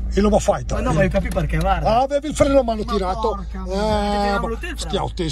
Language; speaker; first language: Italian; native; Italian